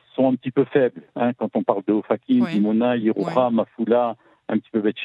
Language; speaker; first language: French; native; French